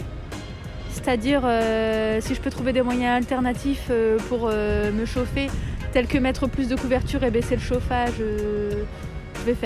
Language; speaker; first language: French; native; French